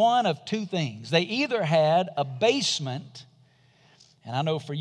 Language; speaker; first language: English; native; English